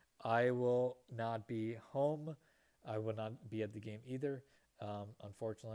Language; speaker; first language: English; native; English